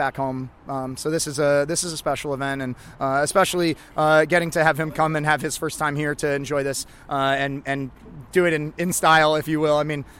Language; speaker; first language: English; native; English